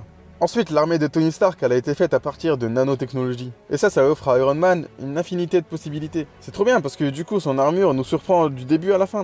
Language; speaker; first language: French; native; French